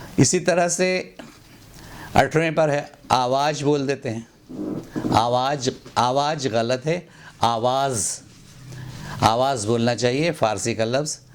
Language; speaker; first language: Urdu; native; Urdu